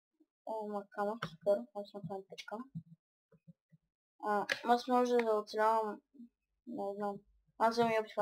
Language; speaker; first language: Bulgarian; early bilingual, other home language; Russian